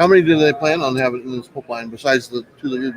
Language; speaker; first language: English; native; English